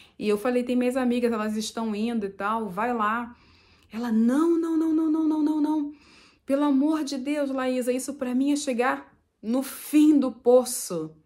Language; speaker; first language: Portuguese; native; Portuguese